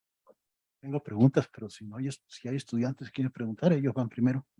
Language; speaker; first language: Spanish; native; Spanish